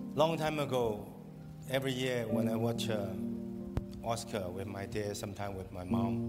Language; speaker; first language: English; non-native, local second language; Cantonese